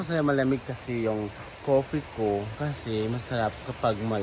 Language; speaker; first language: Filipino; non-native, local second language; Cebuano